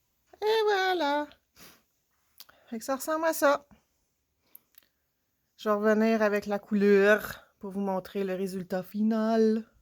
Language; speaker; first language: French; native; French